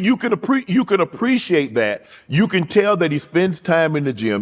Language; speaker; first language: English; native; English